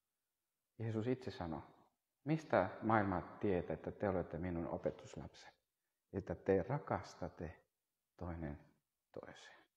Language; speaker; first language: Finnish; non-native, fluent; Spanish